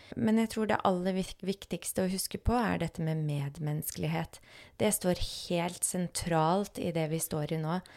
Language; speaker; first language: Norwegian; early bilingual, other home language; Polish